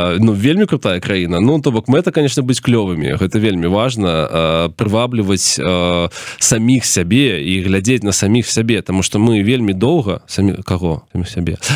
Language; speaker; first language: Belarusian; non-native, local second language; Russian